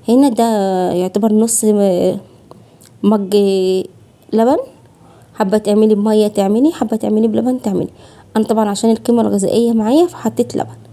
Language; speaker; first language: Arabic; native; Arabic